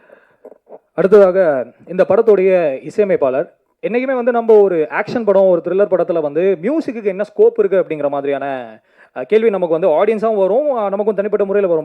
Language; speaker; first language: Tamil; native; Tamil